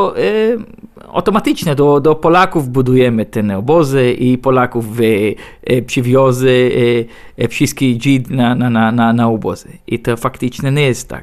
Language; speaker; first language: Polish; non-native, learner; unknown